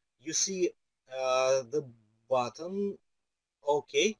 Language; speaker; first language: English; non-native, fluent; Russian